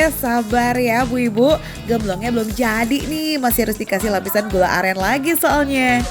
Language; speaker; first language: Indonesian; native; Indonesian